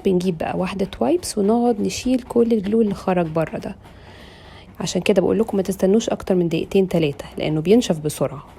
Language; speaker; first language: Arabic; native; Arabic